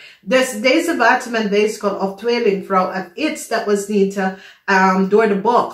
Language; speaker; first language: Dutch; non-native, learner; English